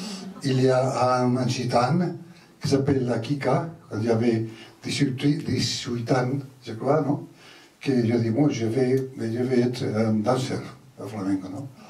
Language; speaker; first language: French; non-native, learner; Spanish